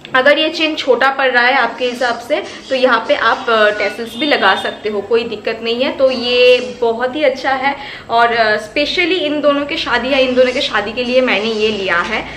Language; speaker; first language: Hindi; non-native, local second language; Bangla